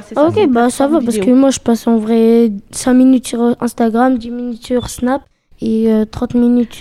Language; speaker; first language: French; native; French